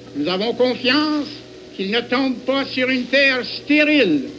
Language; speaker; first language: French; native; French